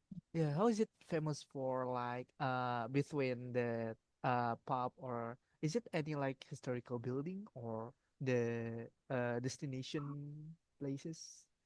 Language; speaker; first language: English; non-native, learner; Indonesian